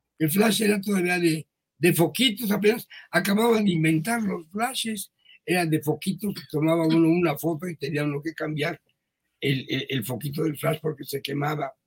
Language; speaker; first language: Spanish; early bilingual, other home language; Yiddish